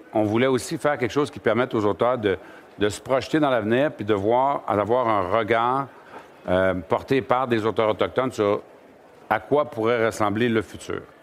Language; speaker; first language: French; native; French